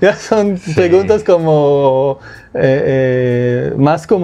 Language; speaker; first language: Spanish; non-native, fluent; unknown